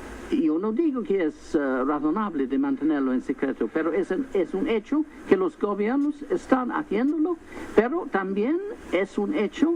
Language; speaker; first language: Spanish; non-native, fluent; English